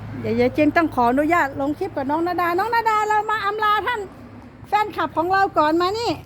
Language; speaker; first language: Thai; native; Thai